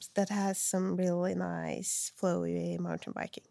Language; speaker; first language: English; non-native, fluent; Swedish